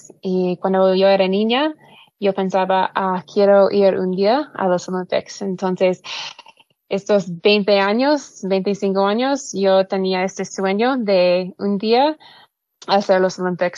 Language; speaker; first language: Spanish; non-native, learner; English